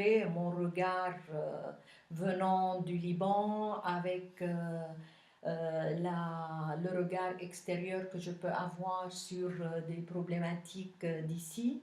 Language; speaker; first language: French; non-native, local second language; Arabic